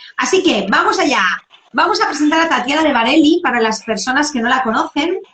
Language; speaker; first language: Spanish; native; Spanish